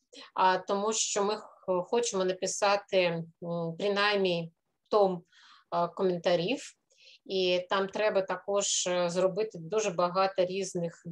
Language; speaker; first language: Ukrainian; non-native, fluent; Russian